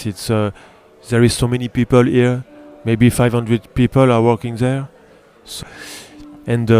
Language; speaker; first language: English; non-native, learner; French